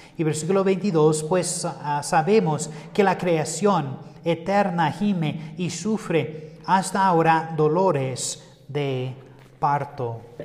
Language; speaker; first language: Spanish; non-native, fluent; English